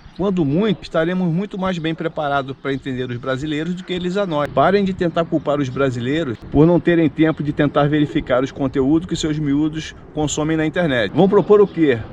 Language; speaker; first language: Portuguese; native; Portuguese